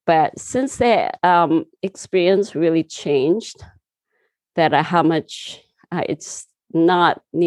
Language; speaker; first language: English; non-native, fluent; Korean